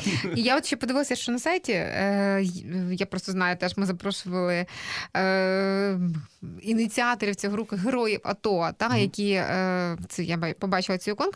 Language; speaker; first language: Ukrainian; native; Ukrainian